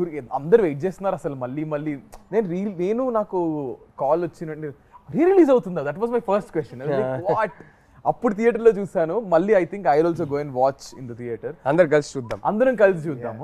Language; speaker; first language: Telugu; native; Telugu